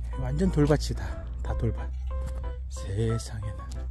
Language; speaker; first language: Korean; native; Korean